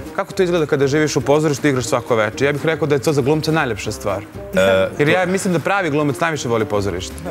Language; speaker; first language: Serbian; native; Serbian